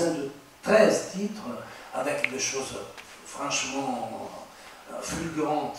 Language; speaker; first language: French; non-native, fluent; Italian